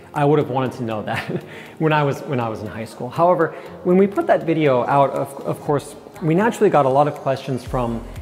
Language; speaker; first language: English; native; English